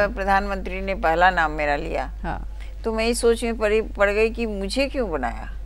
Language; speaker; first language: Hindi; native; Hindi